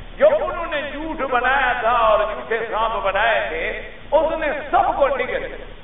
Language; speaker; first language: Urdu; native; Urdu